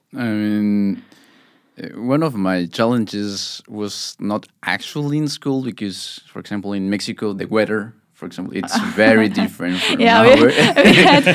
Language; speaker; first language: English; non-native, fluent; Spanish